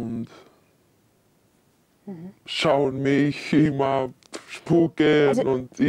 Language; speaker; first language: German; non-native, learner; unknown